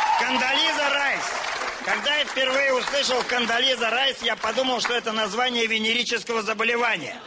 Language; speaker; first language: Russian; native; Russian